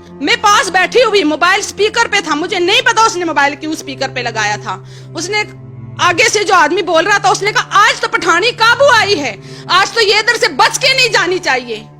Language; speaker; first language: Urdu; non-native, local second language; Pashto